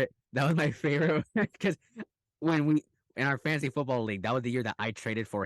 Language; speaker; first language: English; native; English